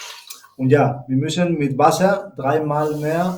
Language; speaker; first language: German; non-native, learner; Spanish